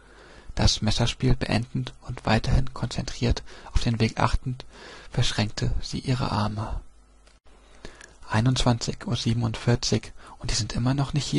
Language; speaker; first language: German; native; German